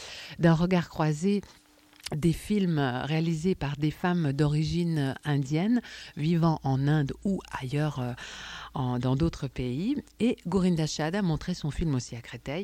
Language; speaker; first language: French; native; French